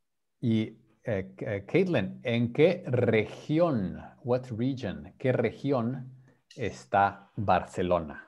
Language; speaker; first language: Spanish; non-native, fluent; English